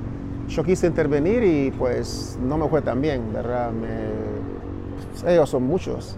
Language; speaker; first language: Spanish; native; Spanish